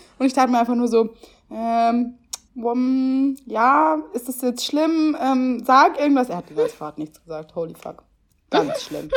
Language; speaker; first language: German; early bilingual, other home language; Italian